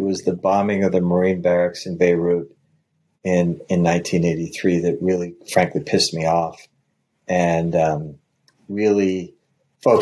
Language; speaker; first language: English; native; English